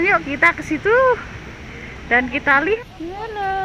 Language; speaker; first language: Indonesian; non-native, local second language; Javanese